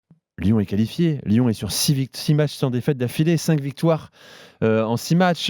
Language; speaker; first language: French; native; French